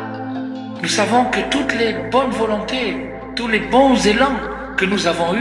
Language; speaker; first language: French; native; French